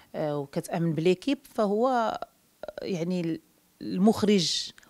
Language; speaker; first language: Arabic; native; Arabic